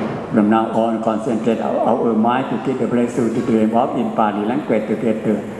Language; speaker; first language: English; non-native, learner; Thai